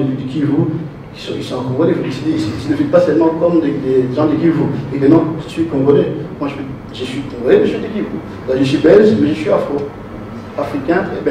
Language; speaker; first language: French; non-native, local second language; Swahili